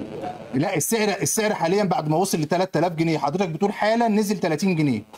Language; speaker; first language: Arabic; native; Arabic